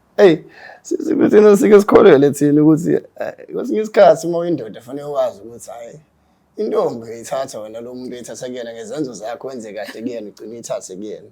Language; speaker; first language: Zulu; native; Zulu